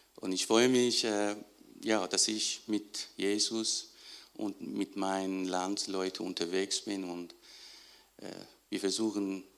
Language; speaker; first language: German; non-native, fluent; Persian